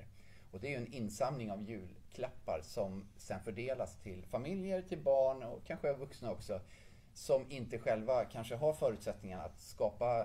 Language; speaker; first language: Swedish; native; Swedish